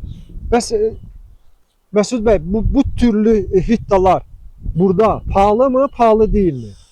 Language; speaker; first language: Turkish; non-native, local second language; Azerbaijani